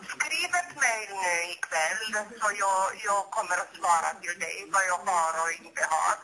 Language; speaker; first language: Swedish; non-native, fluent; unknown